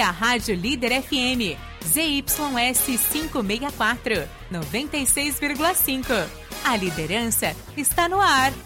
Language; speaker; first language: Portuguese; native; Portuguese